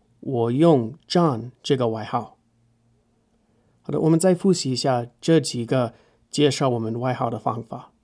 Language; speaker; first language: Chinese; non-native, fluent; English